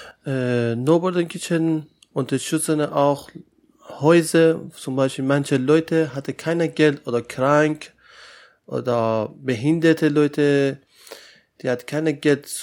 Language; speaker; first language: German; non-native, learner; Persian